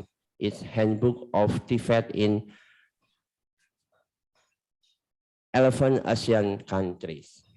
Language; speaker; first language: English; non-native, learner; Indonesian